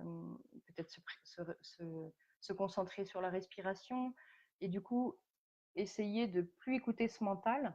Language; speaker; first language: French; native; French